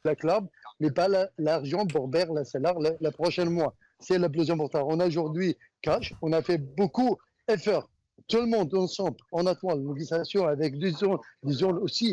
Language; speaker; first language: French; non-native, learner; Arabic